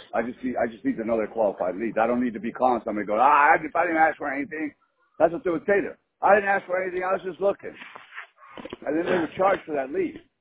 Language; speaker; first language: English; early bilingual, other home language; Spanish